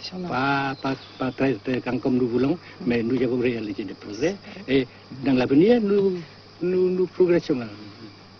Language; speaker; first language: French; non-native, local second language; Vietnamese